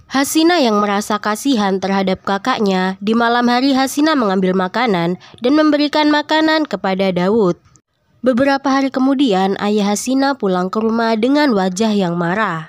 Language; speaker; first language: Indonesian; native; Indonesian